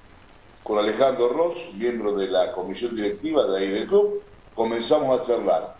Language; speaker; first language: Spanish; native; Spanish